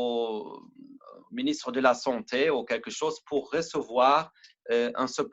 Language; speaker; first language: French; non-native, learner; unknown